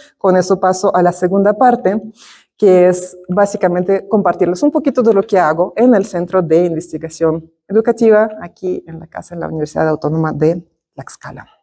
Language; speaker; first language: Spanish; non-native, fluent; Russian